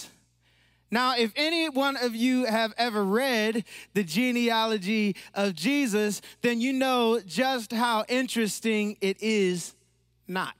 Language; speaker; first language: English; native; English